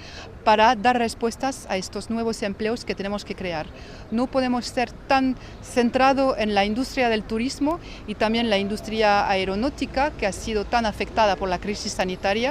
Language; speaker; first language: Spanish; non-native, fluent; French